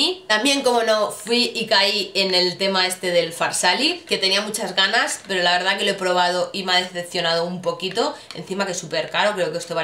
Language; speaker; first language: Spanish; native; Spanish